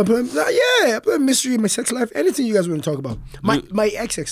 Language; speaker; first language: English; early bilingual, other home language; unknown